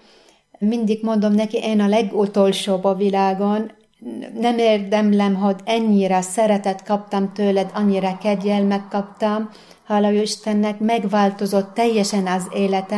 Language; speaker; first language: Hungarian; non-native, fluent; Arabic